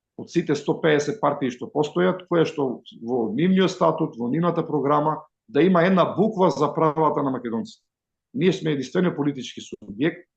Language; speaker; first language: Macedonian; native; Macedonian